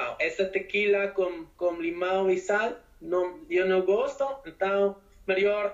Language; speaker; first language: Portuguese; non-native, learner; Spanish